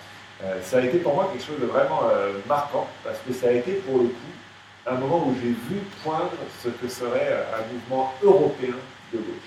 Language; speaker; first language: French; native; French